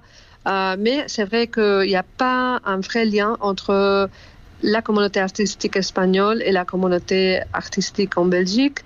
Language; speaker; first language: French; non-native, fluent; Spanish